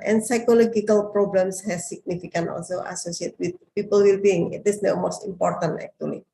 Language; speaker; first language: English; non-native, learner; Indonesian